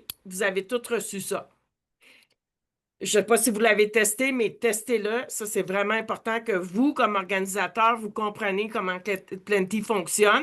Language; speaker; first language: French; native; French